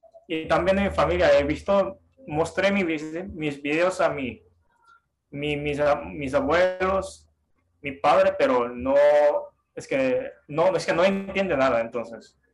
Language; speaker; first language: Spanish; non-native, fluent; Japanese